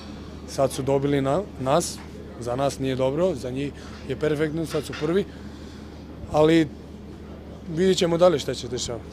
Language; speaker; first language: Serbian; early bilingual, heritage; German